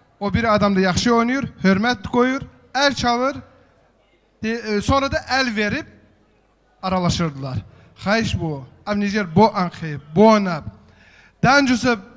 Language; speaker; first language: Azerbaijani; non-native, local second language; Avaric